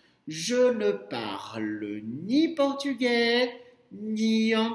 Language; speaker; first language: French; non-native, fluent; Portuguese